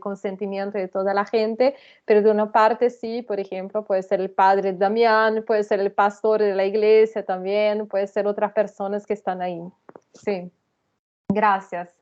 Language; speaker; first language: Spanish; non-native, fluent; Portuguese